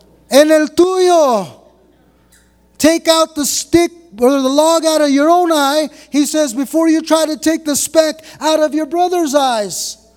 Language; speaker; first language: English; native; English